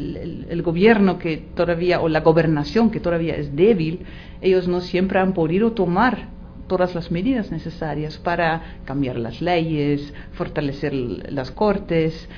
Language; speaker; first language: Spanish; non-native, fluent; Dutch